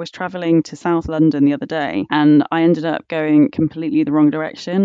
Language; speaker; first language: English; native; English